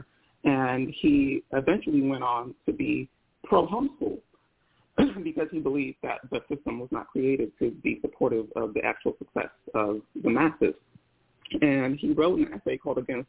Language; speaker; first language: English; non-native, local second language; Igbo